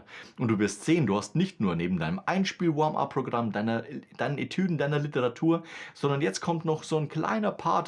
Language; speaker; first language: German; native; German